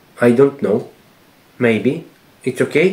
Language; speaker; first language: English; non-native, learner; Greek